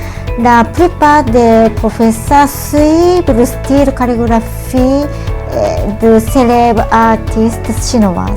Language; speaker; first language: French; non-native, learner; Japanese